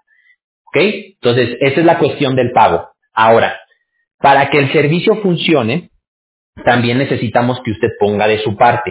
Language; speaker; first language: Spanish; native; Spanish